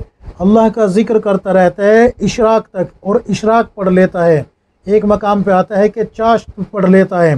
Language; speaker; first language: Urdu; native; Urdu